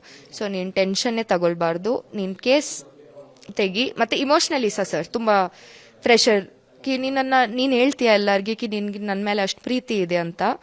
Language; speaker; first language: Kannada; non-native, local second language; Kodava